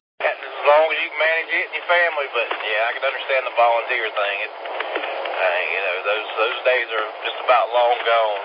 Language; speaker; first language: English; native; English